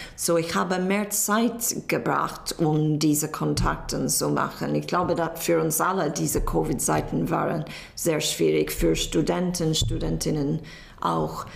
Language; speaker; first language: German; non-native, learner; English